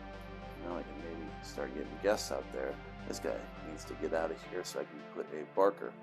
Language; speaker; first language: English; native; English